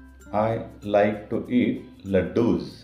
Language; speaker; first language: English; non-native, learner; Marathi